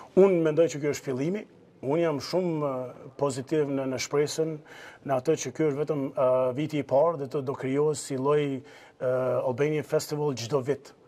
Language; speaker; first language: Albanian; early bilingual, heritage; Albanian